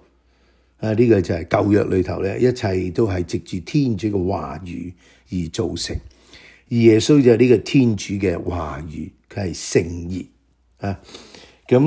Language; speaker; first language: Chinese; non-native, local second language; Cantonese